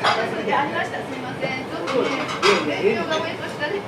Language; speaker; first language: Japanese; native; Japanese